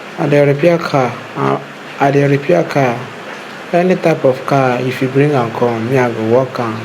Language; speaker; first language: Nigerian Pidgin; native; Nigerian Pidgin